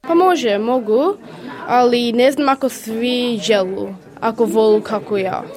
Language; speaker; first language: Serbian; early bilingual, heritage; English